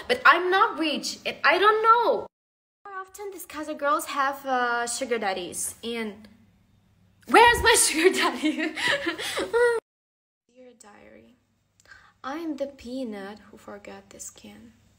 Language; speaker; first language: English; non-native, learner; Kazakh